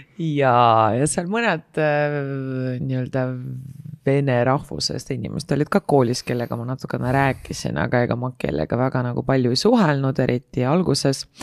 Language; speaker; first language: Estonian; non-native, local second language; Russian